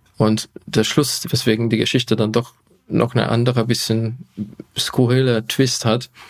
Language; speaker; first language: German; non-native, fluent; Hungarian